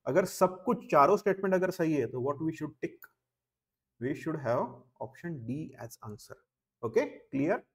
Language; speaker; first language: Hindi; non-native, local second language; Marathi